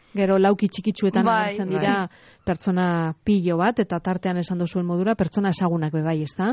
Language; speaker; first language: Basque; native; Basque